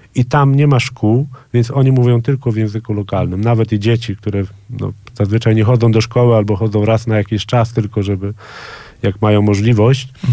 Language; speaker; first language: Polish; native; Polish